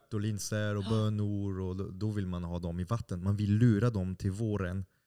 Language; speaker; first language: Swedish; non-native, fluent; French